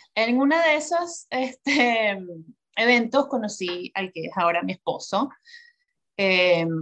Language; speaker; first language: Spanish; native; Spanish